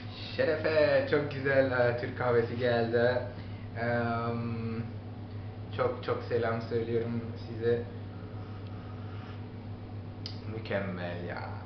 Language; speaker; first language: Turkish; non-native, learner; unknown